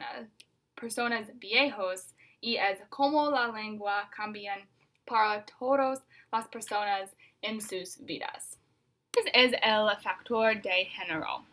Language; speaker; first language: Spanish; non-native, learner; English